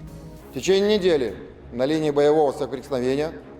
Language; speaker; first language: Russian; native; Russian